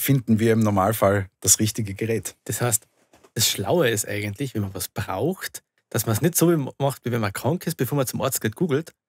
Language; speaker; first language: German; native; German